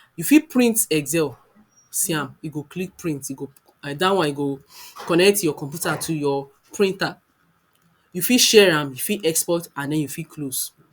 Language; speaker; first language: Nigerian Pidgin; non-native, local second language; Yoruba